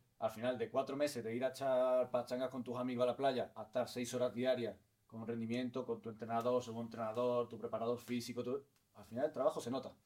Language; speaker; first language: Spanish; native; Spanish